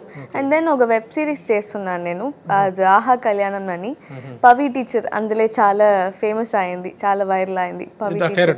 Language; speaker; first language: Telugu; non-native, learner; Tamil